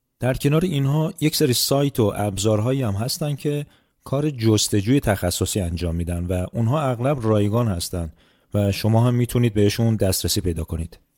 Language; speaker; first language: Persian; native; Persian